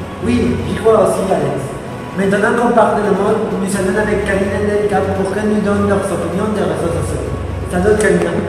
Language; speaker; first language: French; non-native, learner; Spanish